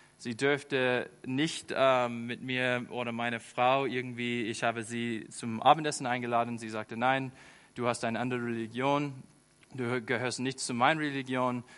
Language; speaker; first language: German; non-native, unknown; English